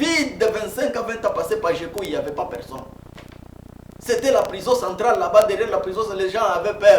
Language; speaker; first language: French; non-native, local second language; Swahili